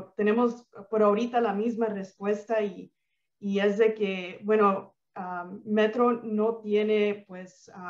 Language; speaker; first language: Spanish; early bilingual, heritage; Spanish